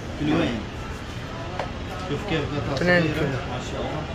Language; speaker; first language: Arabic; non-native, learner; Urdu